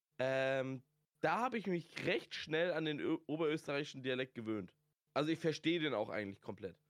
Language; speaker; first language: German; native; German